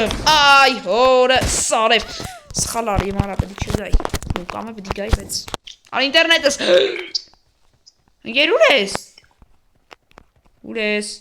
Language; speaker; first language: Armenian; native; Armenian